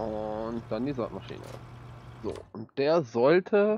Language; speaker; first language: German; native; German